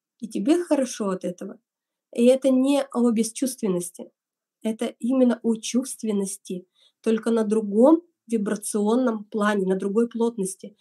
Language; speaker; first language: Russian; native; Russian